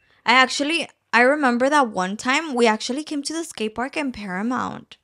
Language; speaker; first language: English; early bilingual, other home language; Spanish